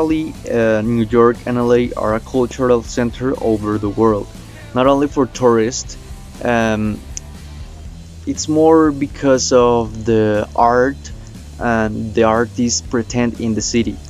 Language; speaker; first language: English; non-native, learner; Spanish